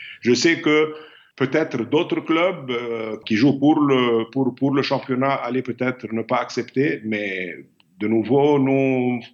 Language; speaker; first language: French; non-native, fluent; Arabic